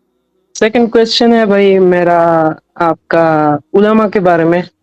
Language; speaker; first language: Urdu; non-native, learner; Bangla